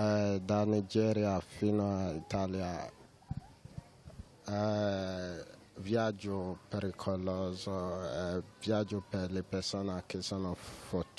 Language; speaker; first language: Italian; non-native, learner; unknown